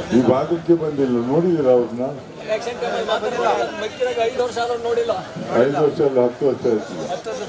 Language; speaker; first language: Kannada; native; Kannada